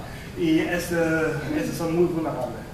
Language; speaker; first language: Spanish; non-native, fluent; German